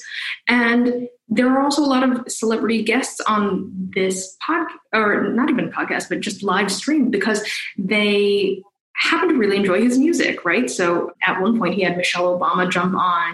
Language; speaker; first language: English; native; English